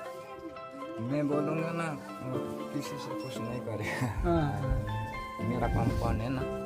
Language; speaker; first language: Hindi; non-native, local second language; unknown